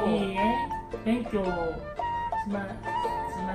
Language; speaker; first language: Japanese; non-native, learner; Korean